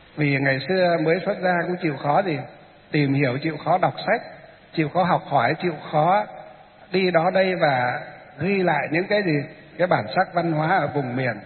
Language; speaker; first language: Vietnamese; native; Vietnamese